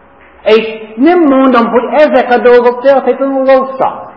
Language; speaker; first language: Hungarian; non-native, fluent; English